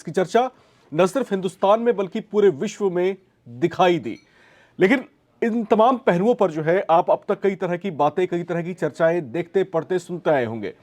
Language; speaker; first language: Hindi; native; Hindi